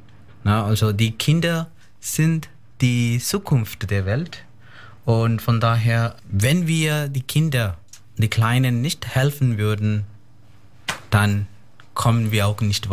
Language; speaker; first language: German; non-native, fluent; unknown